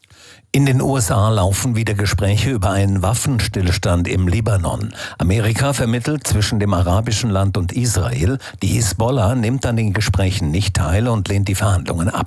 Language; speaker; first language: German; native; German